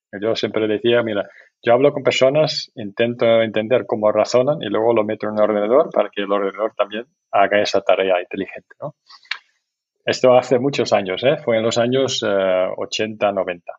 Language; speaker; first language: Spanish; non-native, fluent; Dutch